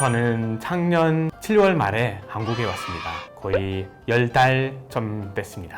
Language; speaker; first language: Korean; non-native, fluent; English